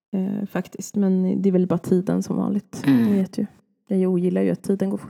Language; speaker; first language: Swedish; native; Swedish